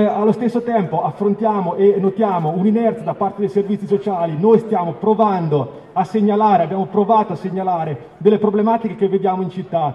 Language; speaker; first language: Italian; native; Italian